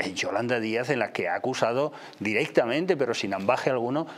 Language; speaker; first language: Spanish; native; Spanish